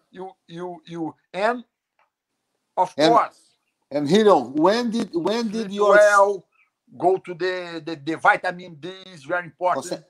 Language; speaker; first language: English; non-native, learner; Portuguese